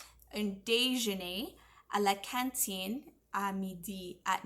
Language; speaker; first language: French; non-native, fluent; English